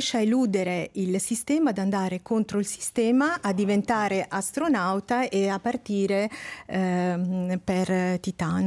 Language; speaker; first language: Italian; native; Italian